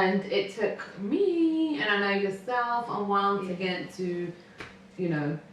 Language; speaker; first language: English; native; English